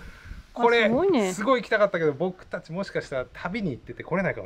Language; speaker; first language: Japanese; native; Japanese